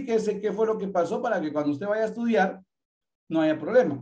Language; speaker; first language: Spanish; native; Spanish